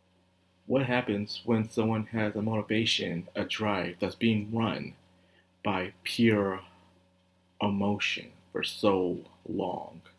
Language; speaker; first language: English; native; English